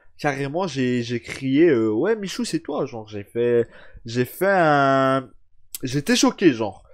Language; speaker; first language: French; early bilingual, other home language; Turkish